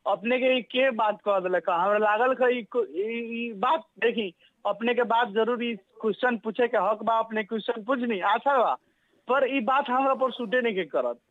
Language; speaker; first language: Bhojpuri; native; Bhojpuri